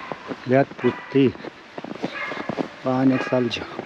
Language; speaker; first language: Indonesian; non-native, fluent; Persian